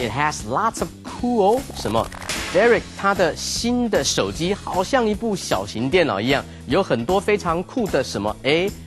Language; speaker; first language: Chinese; native; Chinese